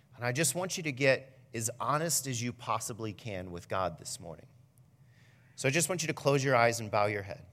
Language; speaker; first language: English; native; English